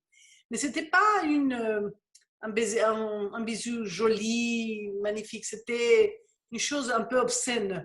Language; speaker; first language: French; non-native, fluent; Spanish